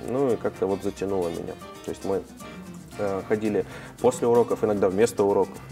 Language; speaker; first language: Russian; native; Russian